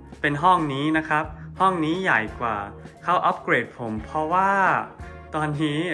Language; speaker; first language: Thai; non-native, fluent; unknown